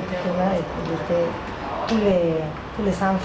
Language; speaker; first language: French; non-native, learner; Spanish